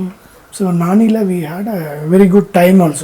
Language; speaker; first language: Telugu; non-native, fluent; Tamil